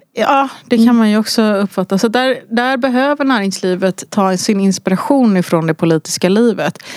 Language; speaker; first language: Swedish; early bilingual, other home language; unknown